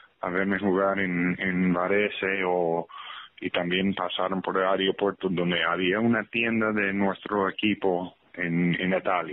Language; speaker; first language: Spanish; early bilingual, heritage; English